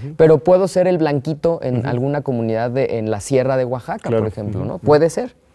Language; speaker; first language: Spanish; native; Spanish